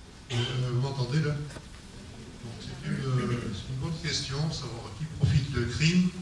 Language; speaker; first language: French; native; French